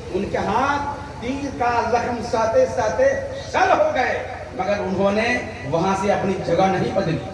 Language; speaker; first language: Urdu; native; Urdu